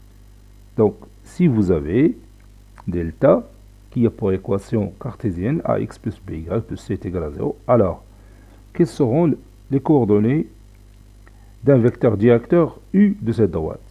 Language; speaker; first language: French; non-native, local second language; Arabic